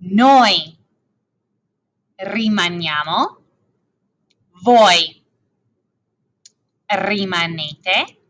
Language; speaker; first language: Italian; non-native, fluent; English